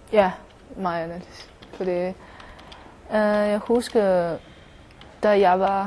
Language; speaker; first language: Danish; non-native, learner; Chinese